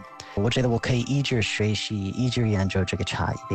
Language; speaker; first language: Chinese; non-native, fluent; English